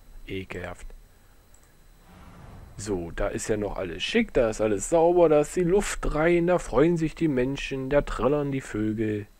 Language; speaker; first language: German; native; German